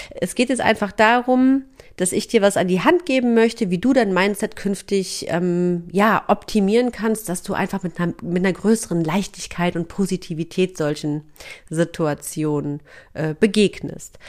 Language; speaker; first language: German; native; German